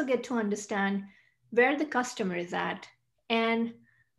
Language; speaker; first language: English; non-native, local second language; Hindi